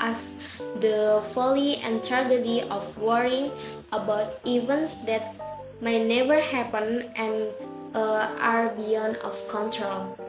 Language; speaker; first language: English; non-native, fluent; Indonesian